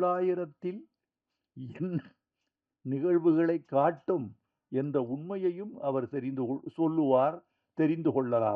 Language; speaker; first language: Tamil; native; Tamil